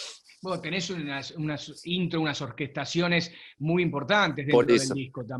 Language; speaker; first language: Spanish; native; Spanish